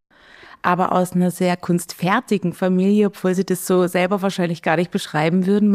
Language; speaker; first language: German; native; German